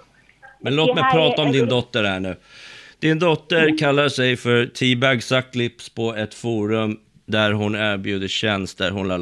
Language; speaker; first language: Swedish; native; Swedish